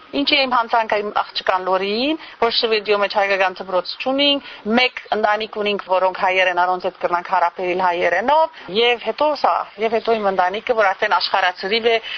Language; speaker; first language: Armenian; early bilingual, heritage; Armenian